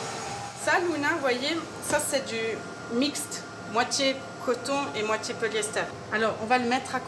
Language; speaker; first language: French; native; French